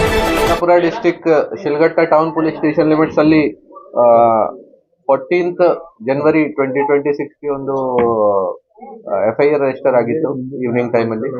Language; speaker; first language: Kannada; non-native, fluent; Hindi